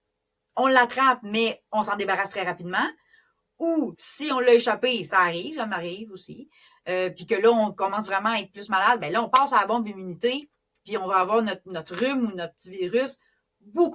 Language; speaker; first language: French; native; French